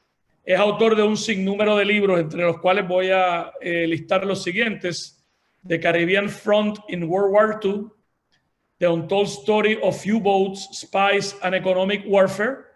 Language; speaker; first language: Spanish; native; Spanish